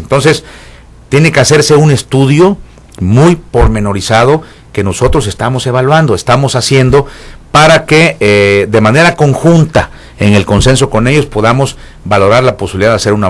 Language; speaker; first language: Spanish; native; Spanish